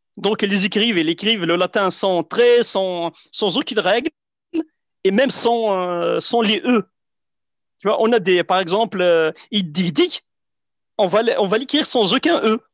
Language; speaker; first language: French; non-native, local second language; Central Atlas Tamazight